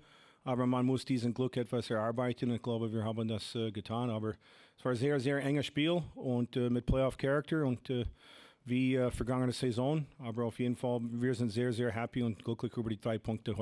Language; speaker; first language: German; non-native, fluent; English